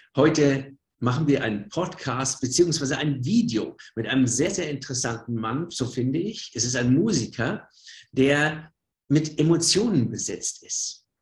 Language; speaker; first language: German; native; German